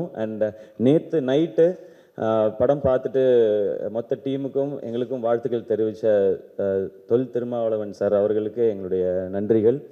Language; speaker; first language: Tamil; native; Tamil